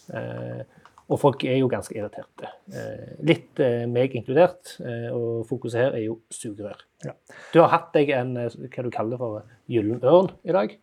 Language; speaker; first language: Norwegian; native; Norwegian